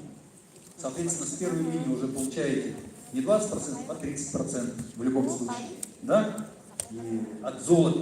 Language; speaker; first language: Russian; native; Russian